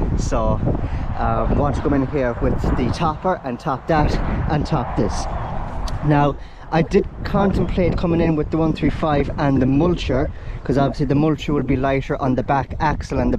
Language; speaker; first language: English; native; English